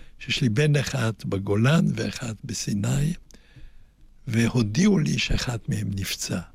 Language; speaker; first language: Hebrew; non-native, fluent; German